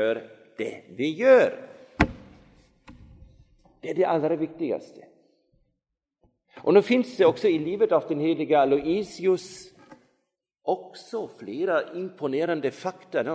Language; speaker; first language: Swedish; non-native, fluent; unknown